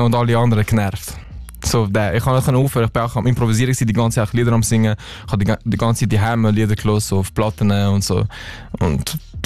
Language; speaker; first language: Swiss German; non-native, local second language; English